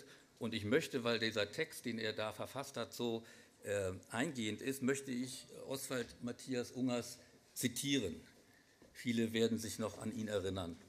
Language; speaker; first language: German; native; German